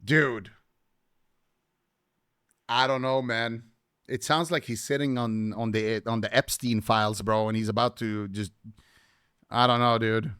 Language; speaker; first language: English; native; English